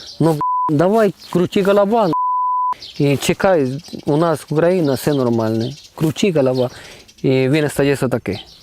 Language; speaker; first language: Ukrainian; non-native, learner; Spanish